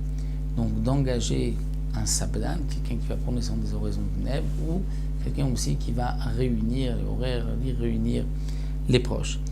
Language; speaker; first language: French; native; French